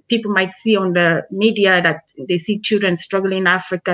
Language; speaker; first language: English; early bilingual, other home language; Krio